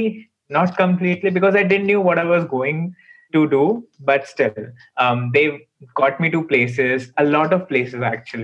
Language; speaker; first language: English; non-native, local second language; Hindi